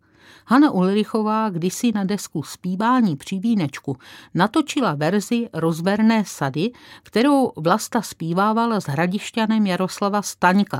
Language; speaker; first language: Czech; native; Czech